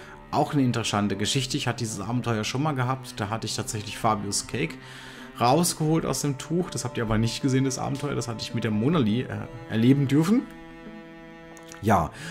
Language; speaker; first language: German; native; German